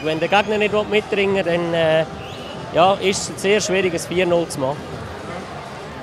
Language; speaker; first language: German; native; German